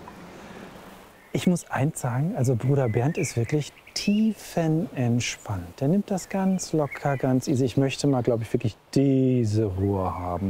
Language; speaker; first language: German; native; German